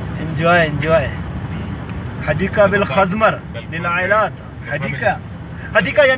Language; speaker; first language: Arabic; non-native, learner; Punjabi